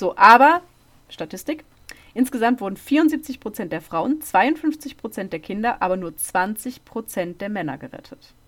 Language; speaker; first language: German; native; German